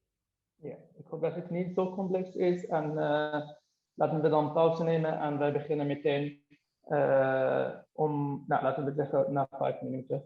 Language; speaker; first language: Dutch; non-native, fluent; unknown